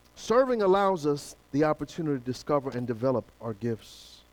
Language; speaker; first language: English; native; English